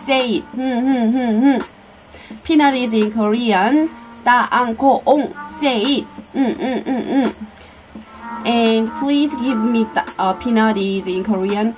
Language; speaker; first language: English; non-native, learner; Korean